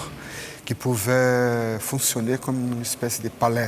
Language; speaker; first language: French; non-native, fluent; Portuguese